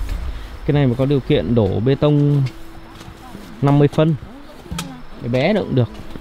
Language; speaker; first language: Vietnamese; native; Vietnamese